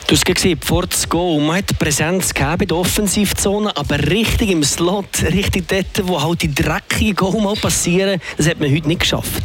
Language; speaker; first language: German; native; German